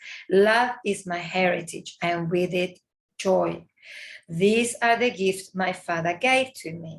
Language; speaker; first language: English; non-native, fluent; Spanish